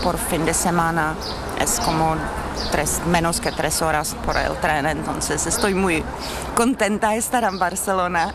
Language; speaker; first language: Spanish; non-native, learner; Czech